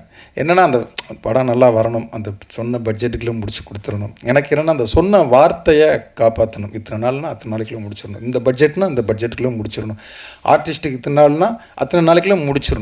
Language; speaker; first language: Tamil; native; Tamil